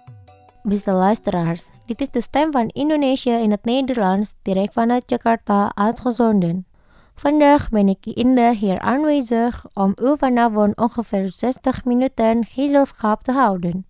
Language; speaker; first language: Dutch; non-native, fluent; Indonesian